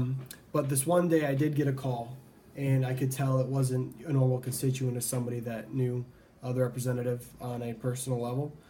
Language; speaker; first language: English; native; English